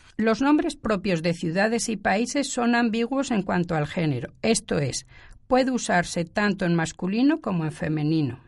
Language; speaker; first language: Spanish; native; Spanish